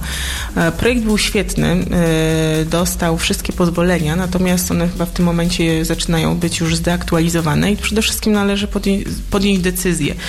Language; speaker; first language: Polish; native; Polish